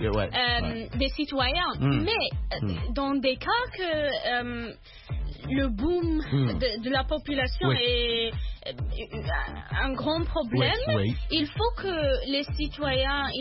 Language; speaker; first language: French; non-native, learner; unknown